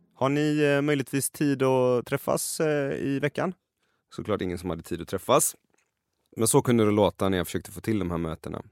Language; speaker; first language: Swedish; early bilingual, other home language; Persian